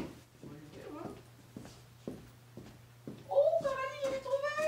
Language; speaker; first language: French; native; French